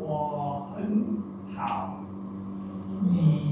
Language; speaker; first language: Chinese; non-native, learner; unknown